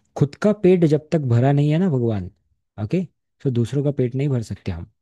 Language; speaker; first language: Hindi; non-native, local second language; Marathi